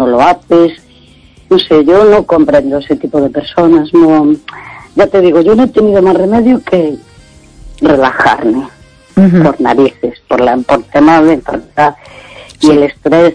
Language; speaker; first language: Spanish; native; Spanish